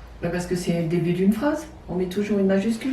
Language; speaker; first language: French; native; French